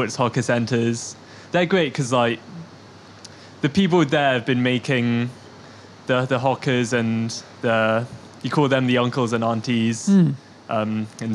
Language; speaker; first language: English; native; English